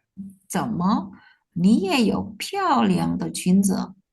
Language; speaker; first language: Chinese; non-native, fluent; Indonesian